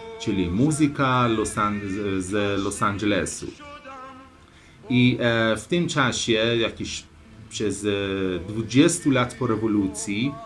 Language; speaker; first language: Polish; non-native, learner; Persian